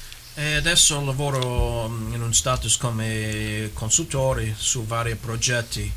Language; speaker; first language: Italian; early bilingual, heritage; English